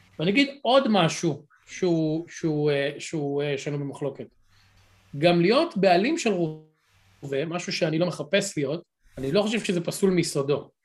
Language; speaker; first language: Hebrew; native; Hebrew